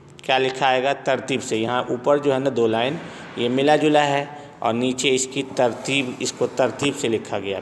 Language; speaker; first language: Urdu; native; Urdu